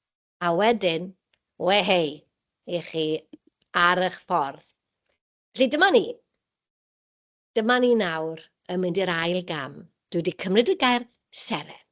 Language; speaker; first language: Welsh; native; Welsh